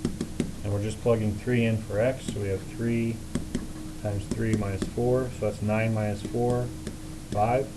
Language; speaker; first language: English; native; English